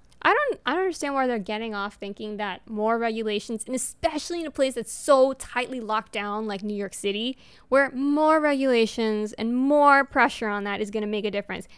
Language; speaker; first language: English; early bilingual, other home language; Spanish